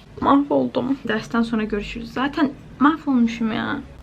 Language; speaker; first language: Turkish; native; Turkish